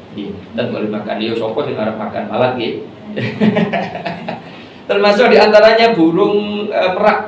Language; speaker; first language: Indonesian; non-native, local second language; Javanese